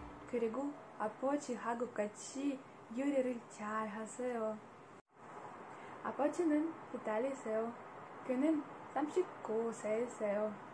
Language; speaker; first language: Korean; non-native, learner; Russian